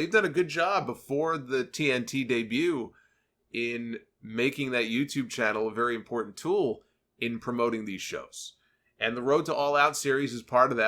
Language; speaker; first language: English; native; English